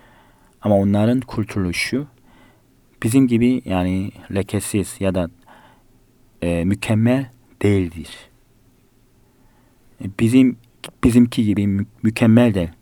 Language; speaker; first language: Turkish; non-native, fluent; Korean